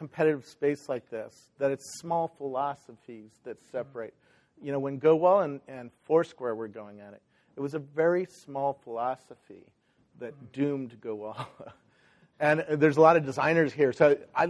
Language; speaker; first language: English; native; English